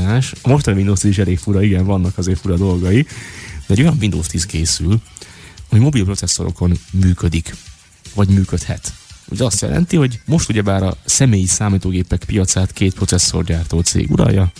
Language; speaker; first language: Hungarian; native; Hungarian